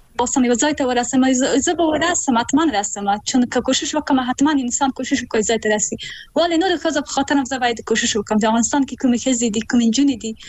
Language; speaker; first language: Pashto; native; Pashto